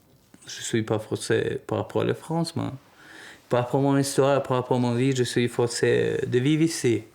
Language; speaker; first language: French; non-native, learner; Albanian